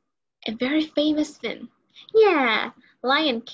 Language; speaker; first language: English; non-native, learner; Vietnamese